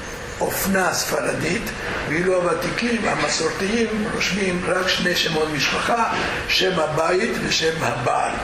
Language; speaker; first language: Hebrew; non-native, fluent; Spanish